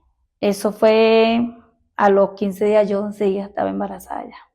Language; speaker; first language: Spanish; native; Spanish